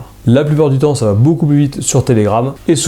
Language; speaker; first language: French; native; French